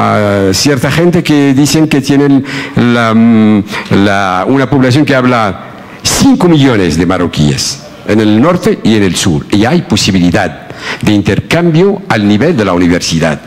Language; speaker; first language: Spanish; non-native, fluent; Arabic